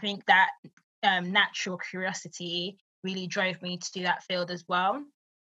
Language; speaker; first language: English; native; English